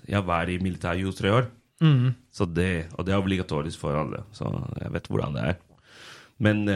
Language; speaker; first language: Norwegian; non-native, fluent; Spanish